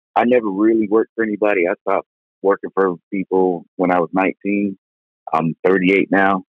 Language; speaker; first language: English; native; English